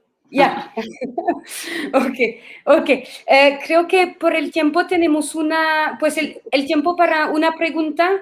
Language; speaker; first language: Spanish; non-native, fluent; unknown